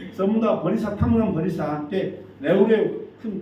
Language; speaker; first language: Thai; non-native, learner; Korean